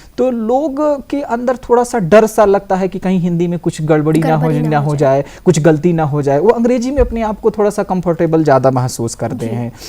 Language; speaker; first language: Hindi; native; Hindi